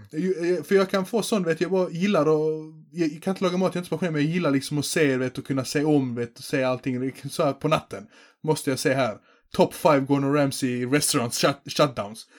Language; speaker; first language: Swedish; early bilingual, other home language; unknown